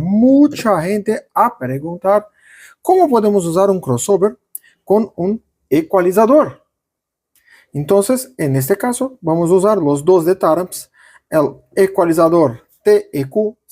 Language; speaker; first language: Spanish; non-native, fluent; Portuguese